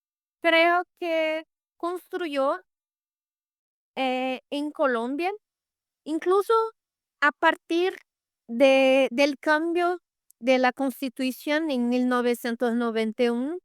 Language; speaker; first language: Spanish; non-native, fluent; Portuguese